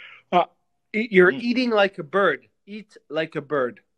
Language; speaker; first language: English; native; English